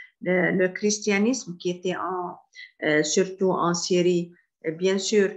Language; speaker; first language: French; non-native, fluent; Arabic